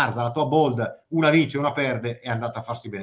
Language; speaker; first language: Italian; native; Italian